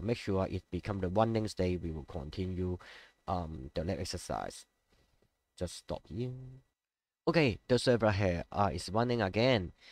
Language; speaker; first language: English; non-native, local second language; Cantonese